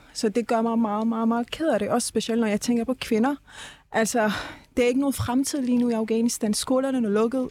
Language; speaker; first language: Danish; early bilingual, other home language; Persian